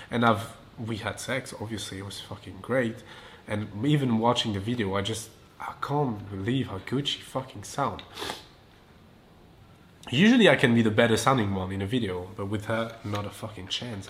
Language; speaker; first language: English; non-native, fluent; French